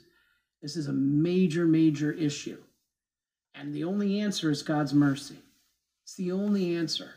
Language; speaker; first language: English; native; English